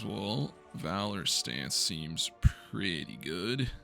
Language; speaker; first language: English; native; English